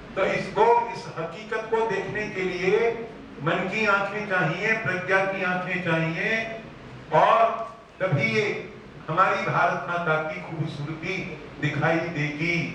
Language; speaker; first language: Hindi; non-native, local second language; Gujarati